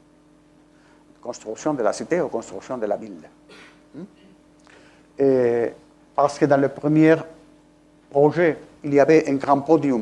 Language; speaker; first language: French; non-native, fluent; Spanish